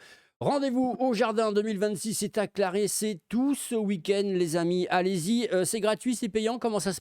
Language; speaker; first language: French; native; French